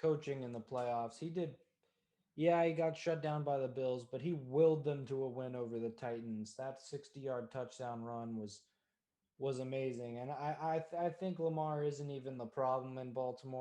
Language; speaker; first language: English; native; English